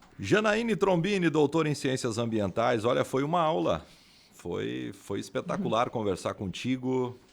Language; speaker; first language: Portuguese; native; Portuguese